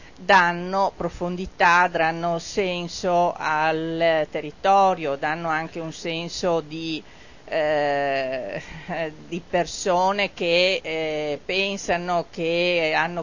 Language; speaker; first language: Italian; native; Italian